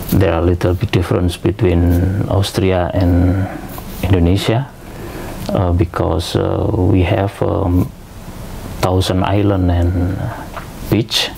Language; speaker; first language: English; non-native, learner; Indonesian